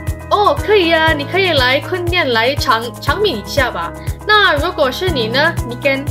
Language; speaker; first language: Chinese; non-native, learner; Indonesian